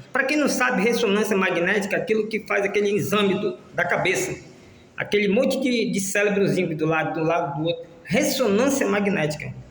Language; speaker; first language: Portuguese; native; Portuguese